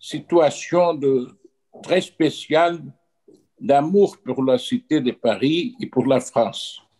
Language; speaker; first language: French; non-native, fluent; Portuguese